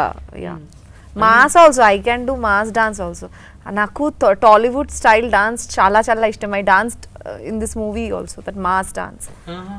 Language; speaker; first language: Telugu; non-native, learner; Bangla